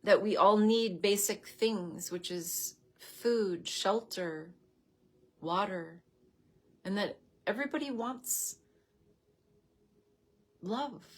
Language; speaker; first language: English; native; English